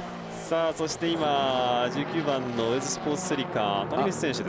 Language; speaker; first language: Japanese; native; Japanese